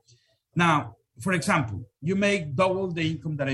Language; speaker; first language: English; non-native, fluent; Spanish